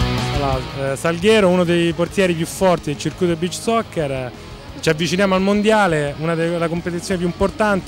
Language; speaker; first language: Italian; native; Italian